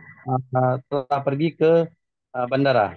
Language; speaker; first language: Indonesian; non-native, learner; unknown